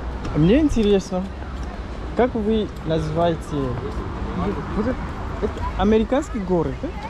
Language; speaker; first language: Russian; non-native, fluent; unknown